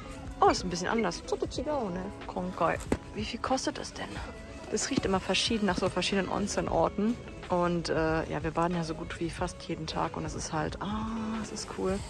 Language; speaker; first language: German; native; German